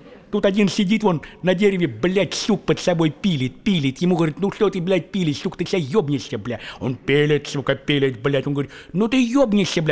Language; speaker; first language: Russian; native; Russian